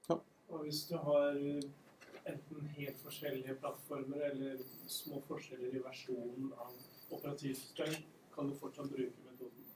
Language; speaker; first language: Norwegian; native; Norwegian